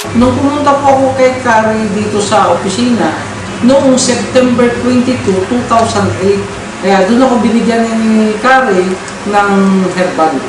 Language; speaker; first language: Filipino; non-native, local second language; Cebuano